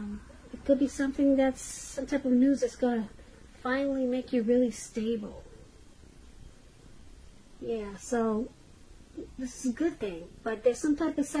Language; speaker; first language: English; native; English